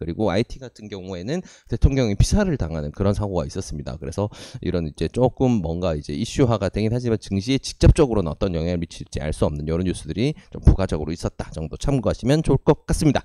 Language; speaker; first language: Korean; native; Korean